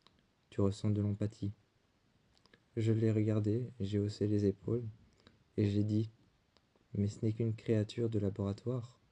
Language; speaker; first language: French; native; French